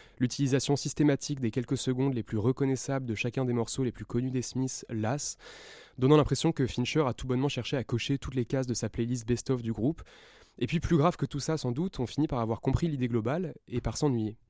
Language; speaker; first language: French; native; French